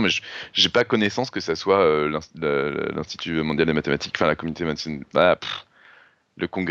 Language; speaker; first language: French; native; French